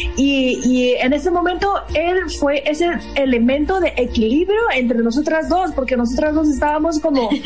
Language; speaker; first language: Spanish; non-native, fluent; Chinese